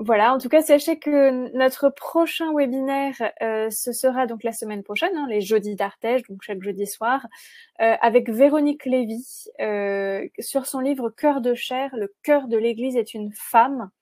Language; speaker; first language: French; native; French